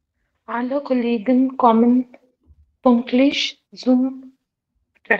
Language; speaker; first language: German; non-native, learner; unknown